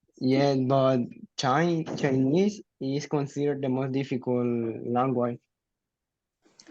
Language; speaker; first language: English; non-native, learner; Spanish